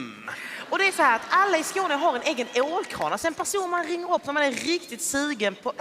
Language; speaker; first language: Swedish; native; Swedish